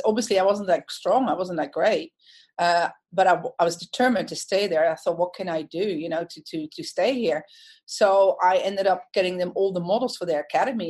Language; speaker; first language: English; non-native, fluent; Dutch